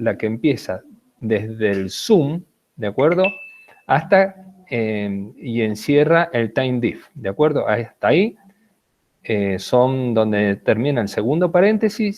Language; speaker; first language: Spanish; native; Spanish